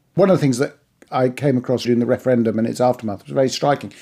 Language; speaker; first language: English; early bilingual, other home language; Persian